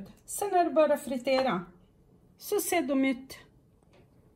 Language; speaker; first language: Swedish; non-native, fluent; Portuguese